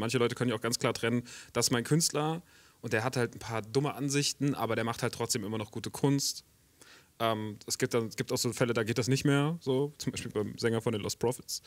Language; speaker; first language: German; native; German